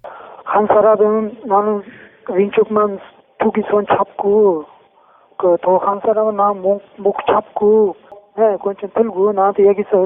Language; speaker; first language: Korean; non-native, learner; Uzbek